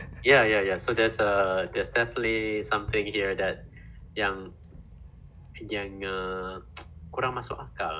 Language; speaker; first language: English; non-native, fluent; Indonesian